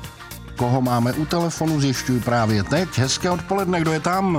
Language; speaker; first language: Czech; native; Czech